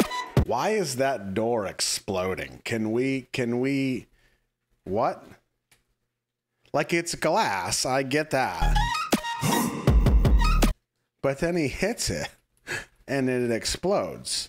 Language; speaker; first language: English; native; English